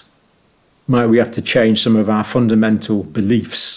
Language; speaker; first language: English; native; English